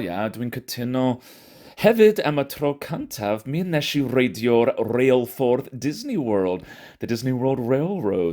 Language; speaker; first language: Welsh; non-native, fluent; English